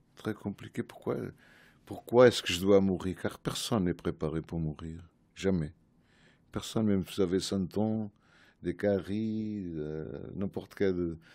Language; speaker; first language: French; non-native, fluent; Portuguese